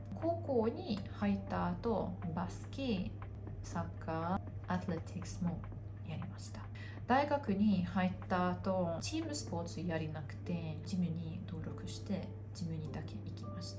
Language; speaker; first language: Japanese; non-native, fluent; Hungarian